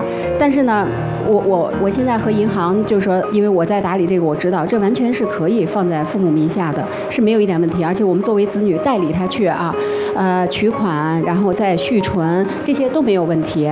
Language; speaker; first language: Chinese; native; Chinese